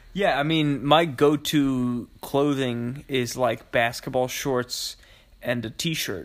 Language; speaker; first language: English; native; English